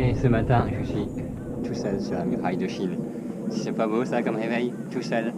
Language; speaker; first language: French; native; French